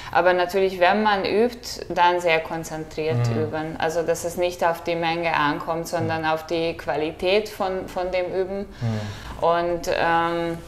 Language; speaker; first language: German; non-native, fluent; Hungarian